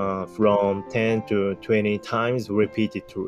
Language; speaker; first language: English; non-native, learner; Japanese